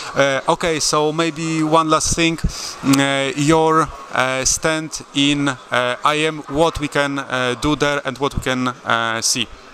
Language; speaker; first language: English; non-native, fluent; Polish